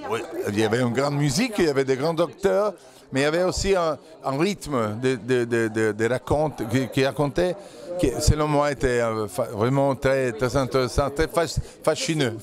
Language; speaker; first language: French; non-native, fluent; Italian